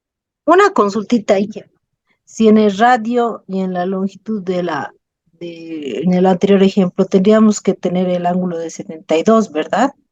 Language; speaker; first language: Spanish; native; Spanish